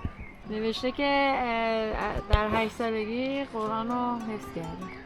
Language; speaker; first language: Persian; native; Persian